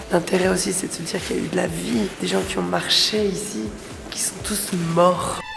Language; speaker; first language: French; native; French